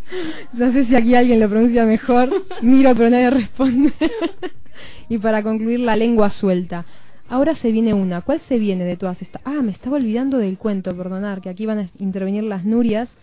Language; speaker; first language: Spanish; native; Spanish